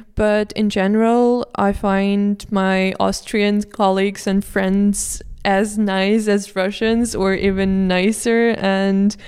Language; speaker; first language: English; non-native, fluent; Russian